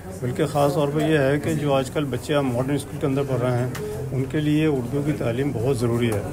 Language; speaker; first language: Urdu; native; Urdu